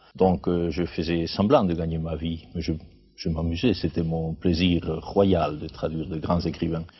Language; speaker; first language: French; non-native, fluent; Spanish